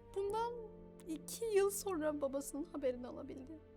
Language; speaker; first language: Turkish; early bilingual, other home language; Chinese